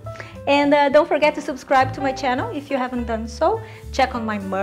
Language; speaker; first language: English; non-native, fluent; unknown